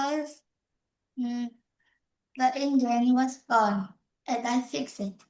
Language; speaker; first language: English; non-native, learner; Vietnamese